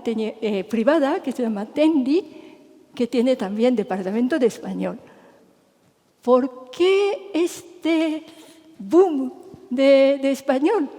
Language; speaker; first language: Spanish; non-native, fluent; Japanese